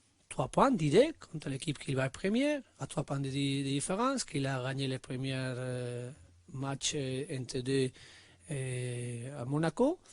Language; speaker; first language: French; non-native, learner; Spanish